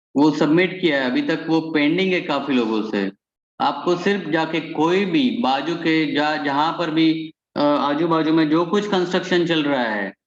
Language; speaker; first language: Hindi; non-native, local second language; Marathi